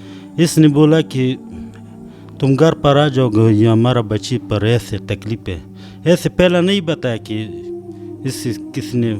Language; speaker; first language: Hindi; non-native, learner; Pashto